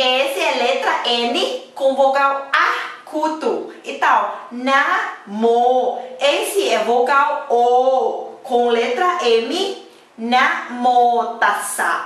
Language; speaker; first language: Portuguese; non-native, fluent; Thai